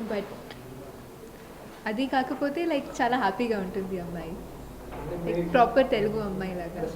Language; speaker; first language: Telugu; non-native, local second language; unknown